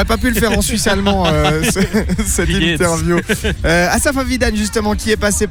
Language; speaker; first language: French; native; French